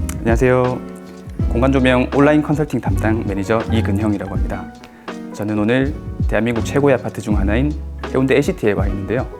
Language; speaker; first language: Korean; native; Korean